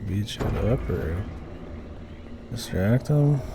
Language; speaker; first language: English; native; English